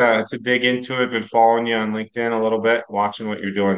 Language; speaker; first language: English; native; English